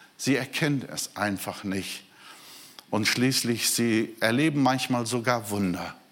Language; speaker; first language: German; non-native, fluent; Portuguese